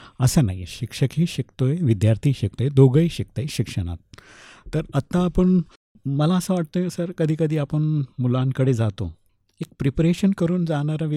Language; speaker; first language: Marathi; non-native, local second language; Hindi